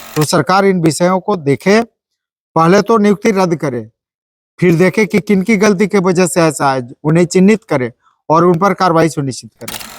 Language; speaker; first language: Hindi; native; Hindi